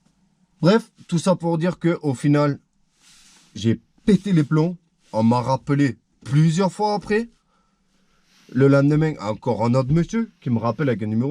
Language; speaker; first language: French; native; French